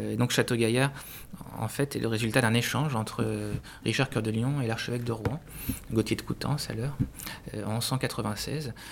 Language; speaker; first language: French; native; French